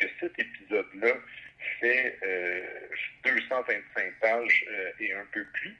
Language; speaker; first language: French; native; French